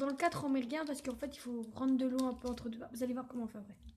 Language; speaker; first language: French; native; French